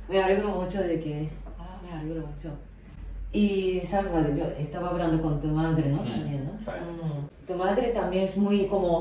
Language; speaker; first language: Spanish; non-native, fluent; Japanese